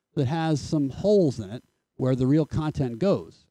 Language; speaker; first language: English; native; English